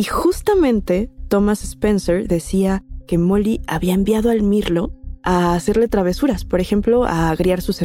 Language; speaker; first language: Spanish; native; Spanish